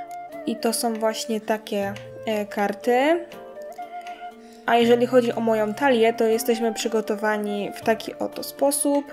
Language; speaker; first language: Polish; native; Polish